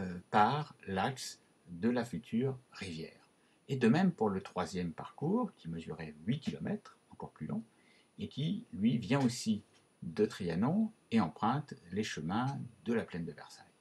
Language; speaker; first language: French; native; French